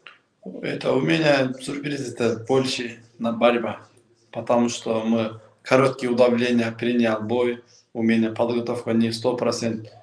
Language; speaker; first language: Russian; non-native, local second language; Kyrgyz